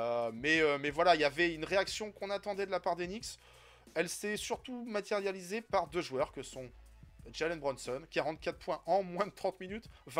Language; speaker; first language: French; native; French